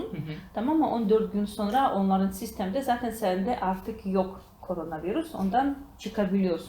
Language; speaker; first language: Turkish; non-native, learner; Georgian